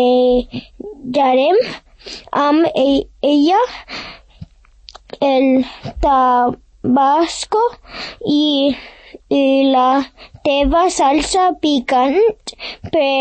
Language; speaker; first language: Catalan; early bilingual, other home language; English